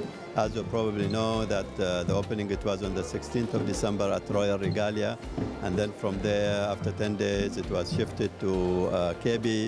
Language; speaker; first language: English; non-native, fluent; Arabic